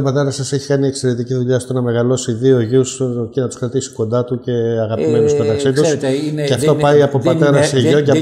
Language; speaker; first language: Greek; native; Greek